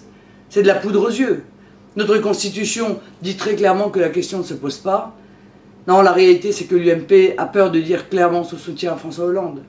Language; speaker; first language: French; native; French